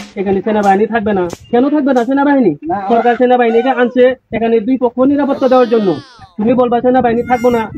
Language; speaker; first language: Bangla; native; Bangla